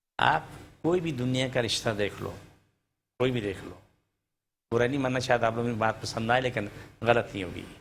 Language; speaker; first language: Urdu; non-native, local second language; Punjabi